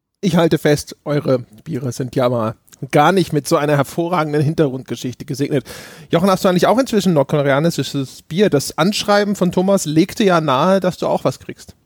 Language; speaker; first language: German; native; German